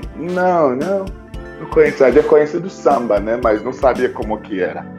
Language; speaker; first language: Portuguese; non-native, fluent; Igbo